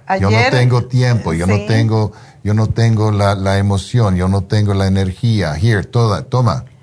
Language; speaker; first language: Spanish; non-native, fluent; English